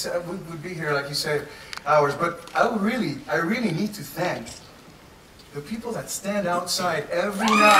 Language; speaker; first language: English; non-native, local second language; Spanish